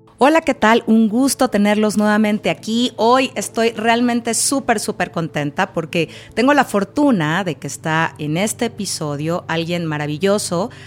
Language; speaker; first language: Spanish; native; Spanish